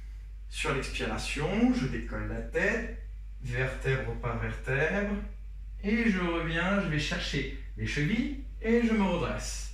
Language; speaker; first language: French; native; French